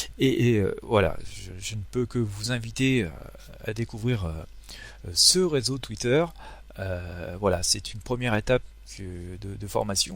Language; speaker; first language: French; native; French